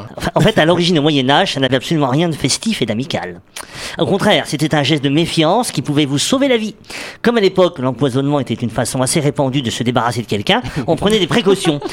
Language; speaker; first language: French; native; French